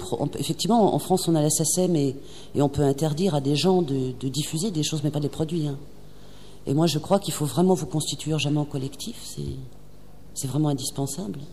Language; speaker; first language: French; native; French